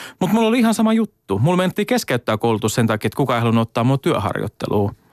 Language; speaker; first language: Finnish; native; Finnish